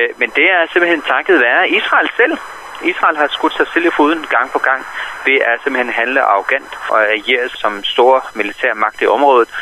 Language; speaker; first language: Danish; non-native, fluent; Arabic